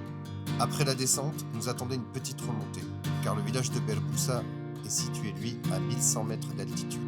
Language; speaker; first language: French; native; French